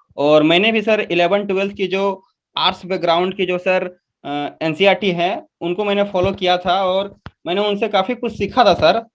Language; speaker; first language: Hindi; non-native, local second language; Magahi